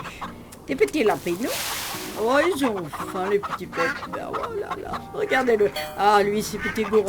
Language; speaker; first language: French; native; French